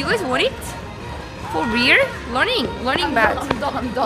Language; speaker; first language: English; non-native, learner; Korean